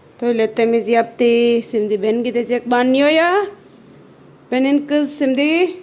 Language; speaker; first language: Turkish; non-native, learner; Gujarati